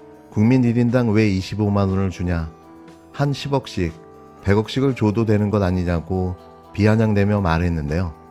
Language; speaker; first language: Korean; native; Korean